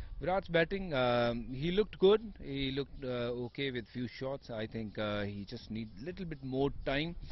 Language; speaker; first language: English; non-native, local second language; Punjabi